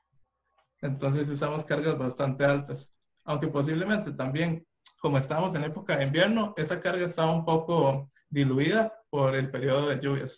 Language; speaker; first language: Spanish; native; Spanish